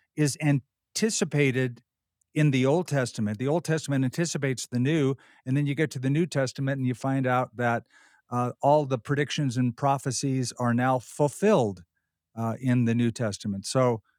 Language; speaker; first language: English; native; English